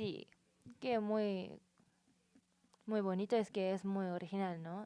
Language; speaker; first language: Spanish; non-native, learner; Japanese